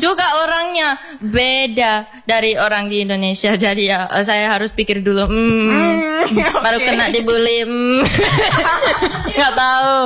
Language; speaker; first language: Indonesian; non-native, learner; English